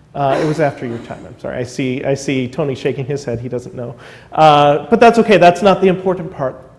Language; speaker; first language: English; native; English